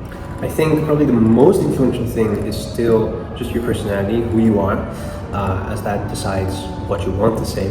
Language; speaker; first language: English; non-native, fluent; Dutch